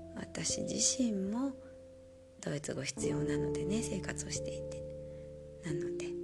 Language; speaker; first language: Japanese; native; Japanese